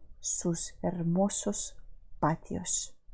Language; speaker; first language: Spanish; non-native, fluent; Ukrainian